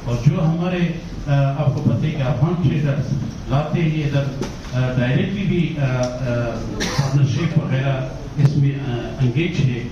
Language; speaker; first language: Hindi; non-native, fluent; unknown